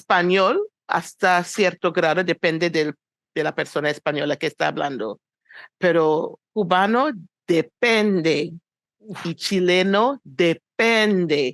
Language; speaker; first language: Spanish; non-native, fluent; English